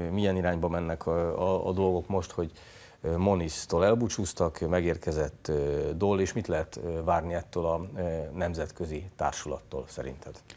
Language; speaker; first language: Hungarian; native; Hungarian